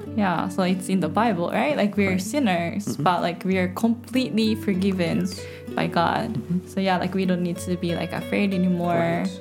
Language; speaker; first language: English; non-native, fluent; Japanese